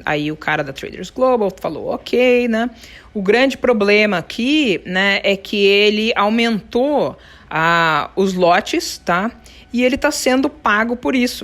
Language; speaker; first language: Portuguese; native; Portuguese